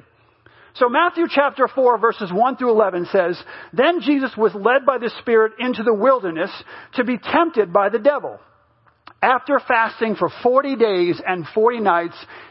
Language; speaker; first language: English; native; English